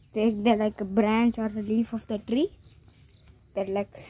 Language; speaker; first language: English; non-native, local second language; Konkani